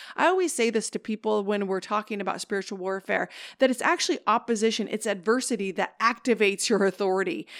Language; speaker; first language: English; native; English